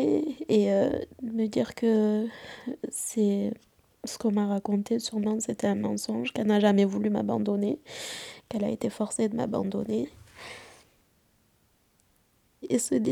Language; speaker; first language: French; native; French